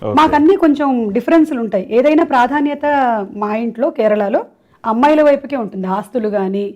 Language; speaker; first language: Telugu; non-native, local second language; Malayalam